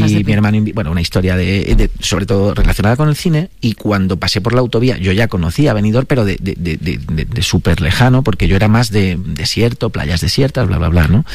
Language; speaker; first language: Spanish; native; Spanish